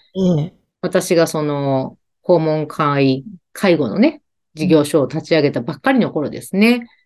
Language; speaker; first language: Japanese; native; Japanese